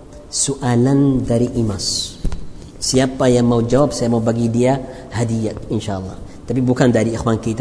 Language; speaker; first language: Indonesian; non-native, learner; Arabic